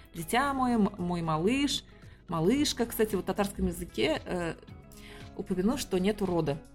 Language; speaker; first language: Russian; non-native, local second language; Tatar